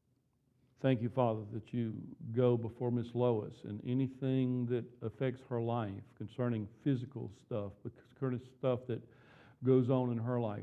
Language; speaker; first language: English; native; English